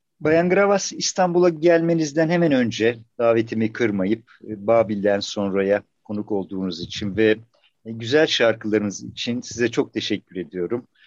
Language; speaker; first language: Turkish; native; Turkish